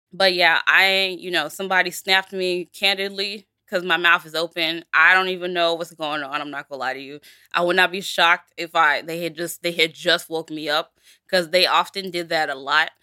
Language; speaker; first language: English; early bilingual, other home language; Yoruba